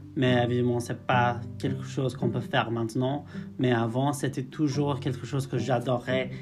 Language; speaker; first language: French; non-native, fluent; English